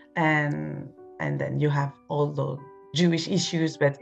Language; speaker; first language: English; non-native, fluent; French